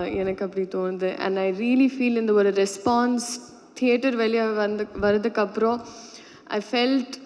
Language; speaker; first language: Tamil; non-native, learner; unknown